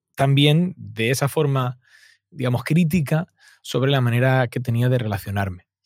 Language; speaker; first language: Spanish; native; Spanish